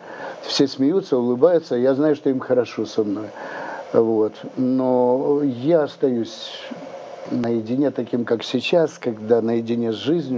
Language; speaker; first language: Russian; native; Russian